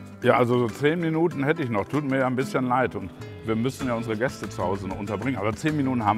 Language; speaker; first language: German; native; German